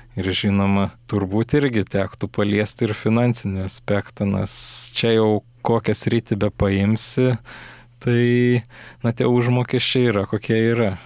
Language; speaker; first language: Lithuanian; native; Lithuanian